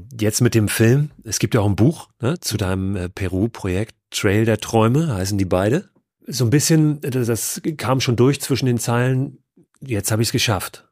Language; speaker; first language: German; native; German